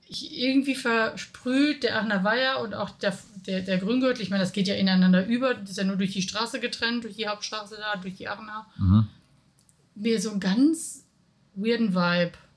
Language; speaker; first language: German; native; German